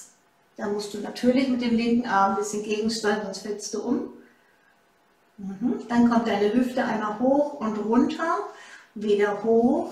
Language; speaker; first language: German; native; German